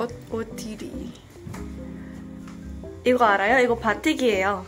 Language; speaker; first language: Korean; non-native, learner; Indonesian